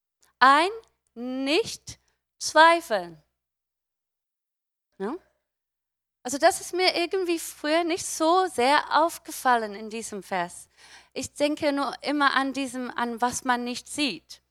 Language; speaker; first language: German; non-native, fluent; English